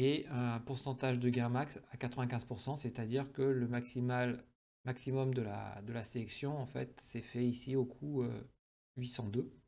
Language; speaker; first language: French; native; French